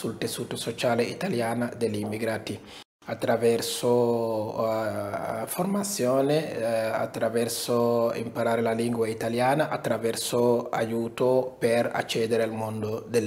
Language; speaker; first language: Italian; non-native, fluent; Wolof